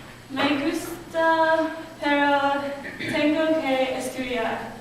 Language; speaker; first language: Spanish; non-native, learner; English